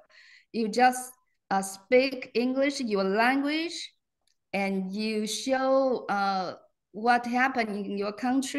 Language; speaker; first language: English; non-native, fluent; Chinese